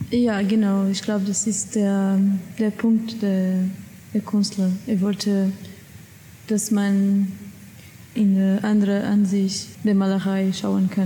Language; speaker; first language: German; non-native, learner; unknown